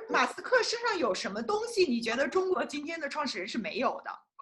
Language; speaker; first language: Chinese; native; Chinese